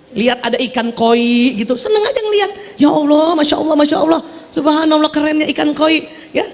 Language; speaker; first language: Indonesian; native; Indonesian